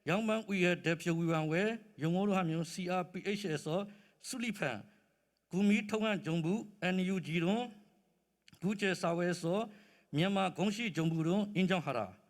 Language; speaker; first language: Korean; non-native, learner; Burmese